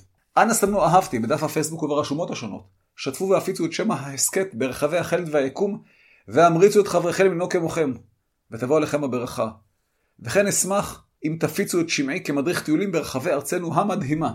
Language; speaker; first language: Hebrew; native; Hebrew